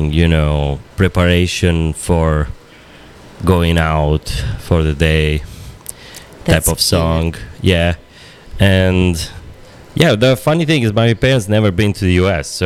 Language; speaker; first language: English; non-native, fluent; Italian